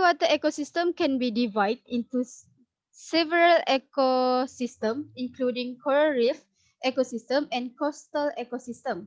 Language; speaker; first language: English; non-native, learner; Indonesian